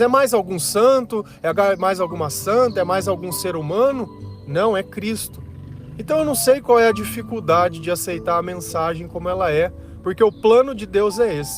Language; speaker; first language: Portuguese; native; Portuguese